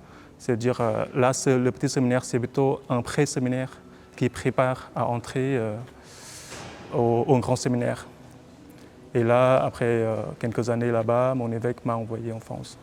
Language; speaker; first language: French; non-native, fluent; Vietnamese